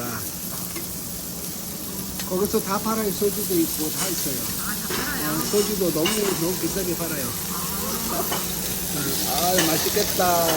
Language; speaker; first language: Korean; non-native, learner; Tibetan